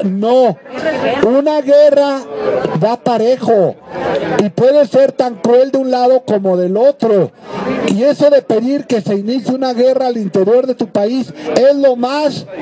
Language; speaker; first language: Spanish; native; Spanish